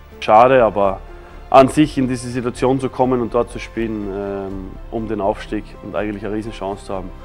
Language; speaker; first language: German; native; German